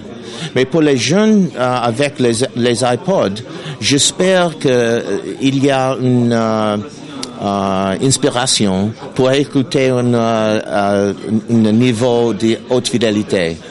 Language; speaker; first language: French; non-native, learner; English